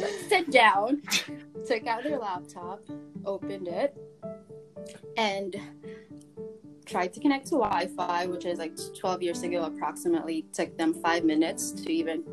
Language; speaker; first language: English; non-native, local second language; Filipino